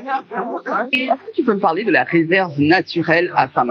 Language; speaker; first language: French; native; French